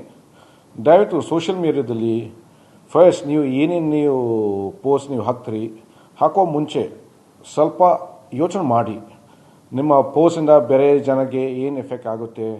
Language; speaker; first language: Kannada; non-native, fluent; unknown